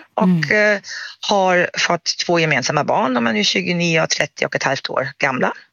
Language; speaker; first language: Swedish; non-native, fluent; German